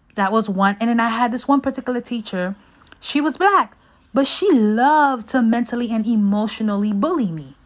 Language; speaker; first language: English; native; English